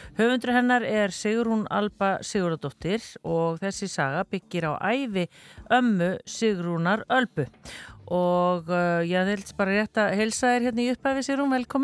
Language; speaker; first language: Icelandic; native; Icelandic